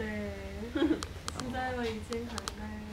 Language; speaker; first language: Chinese; non-native, learner; English